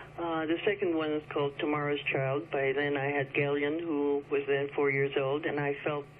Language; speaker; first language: English; early bilingual, other home language; Chinese